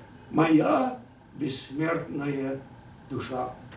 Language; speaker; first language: Russian; non-native, fluent; English